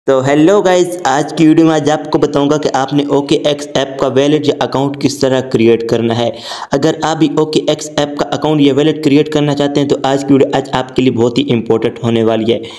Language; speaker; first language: Urdu; native; Urdu